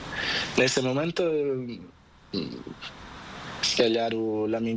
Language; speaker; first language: Spanish; non-native, learner; Portuguese